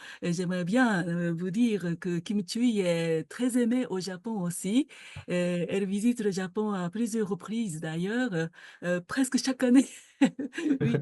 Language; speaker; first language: French; non-native, fluent; Japanese